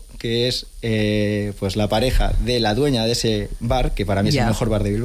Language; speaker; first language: Spanish; native; Spanish